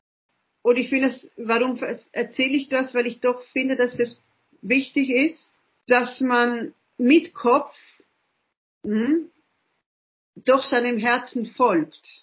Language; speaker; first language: German; early bilingual, other home language; Italian